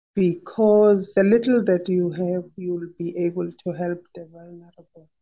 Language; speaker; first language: English; non-native, local second language; Northern Sotho